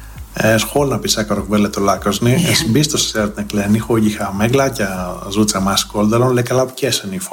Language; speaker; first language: Hungarian; non-native, learner; Greek